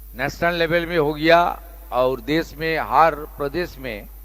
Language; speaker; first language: Hindi; non-native, local second language; Bangla